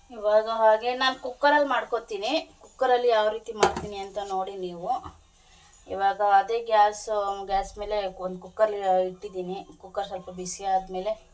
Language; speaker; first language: Kannada; non-native, local second language; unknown